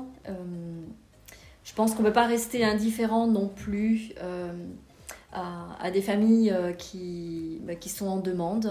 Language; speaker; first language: French; native; French